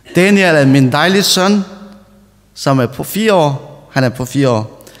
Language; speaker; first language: Danish; non-native, learner; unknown